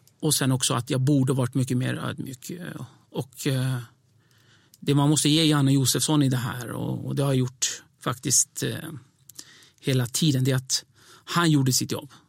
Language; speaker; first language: Swedish; early bilingual, other home language; Kurdish